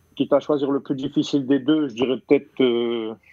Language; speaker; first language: French; native; French